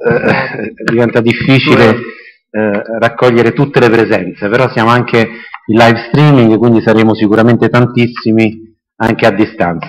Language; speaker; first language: Italian; native; Italian